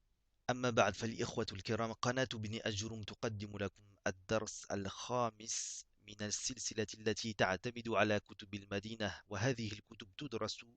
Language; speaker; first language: Arabic; non-native, fluent; French